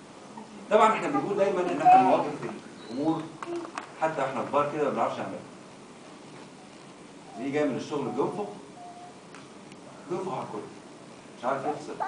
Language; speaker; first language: Arabic; native; Arabic